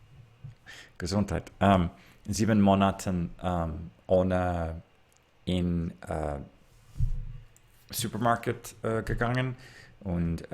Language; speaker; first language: German; non-native, learner; English